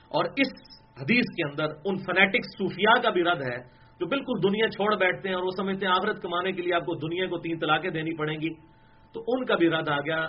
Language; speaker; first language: Urdu; non-native, local second language; Punjabi